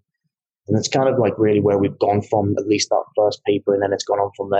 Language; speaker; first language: English; native; English